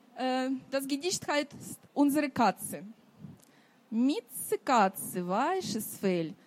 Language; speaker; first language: German; non-native, fluent; Russian